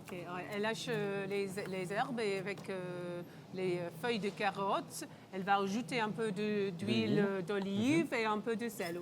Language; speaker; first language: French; non-native, local second language; English